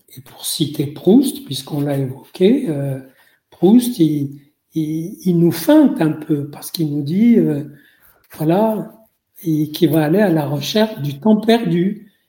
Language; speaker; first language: French; non-native, local second language; Arabic